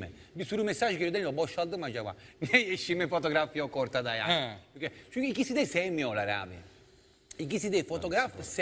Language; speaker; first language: Turkish; non-native, fluent; Italian